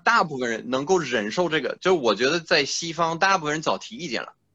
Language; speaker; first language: Chinese; non-native, fluent; French